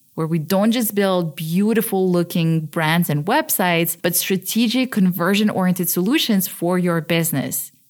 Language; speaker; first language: English; early bilingual, other home language; Russian